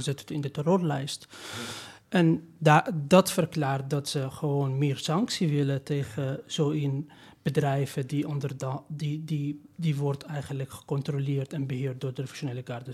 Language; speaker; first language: Dutch; non-native, fluent; Persian